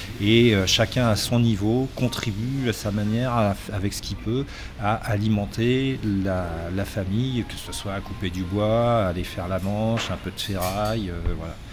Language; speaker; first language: French; native; French